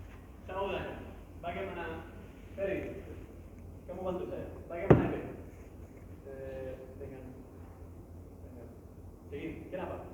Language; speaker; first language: Indonesian; non-native, learner; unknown